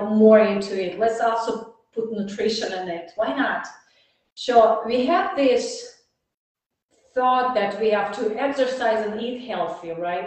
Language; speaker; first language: English; non-native, fluent; Russian